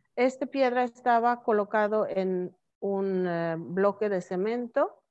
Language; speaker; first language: Spanish; non-native, fluent; Norwegian